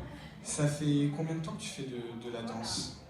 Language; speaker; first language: French; native; French